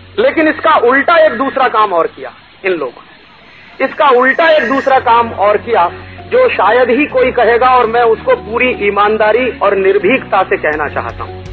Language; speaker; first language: Hindi; native; Hindi